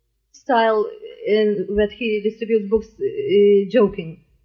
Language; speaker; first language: English; non-native, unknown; Lithuanian